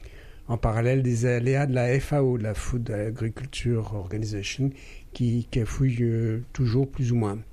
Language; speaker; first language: French; native; French